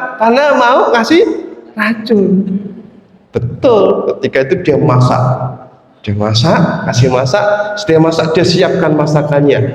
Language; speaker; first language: Indonesian; native; Indonesian